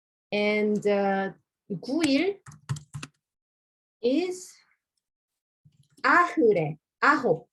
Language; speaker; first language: Korean; non-native, fluent; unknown